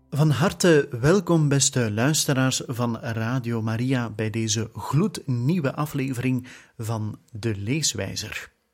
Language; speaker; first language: Dutch; native; Dutch